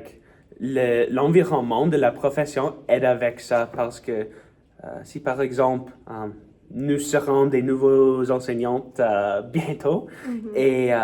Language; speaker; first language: French; non-native, learner; English